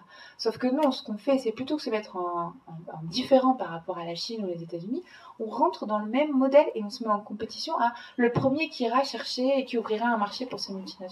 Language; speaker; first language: French; native; French